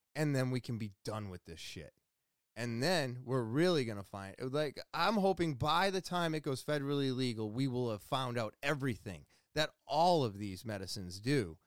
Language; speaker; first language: English; native; English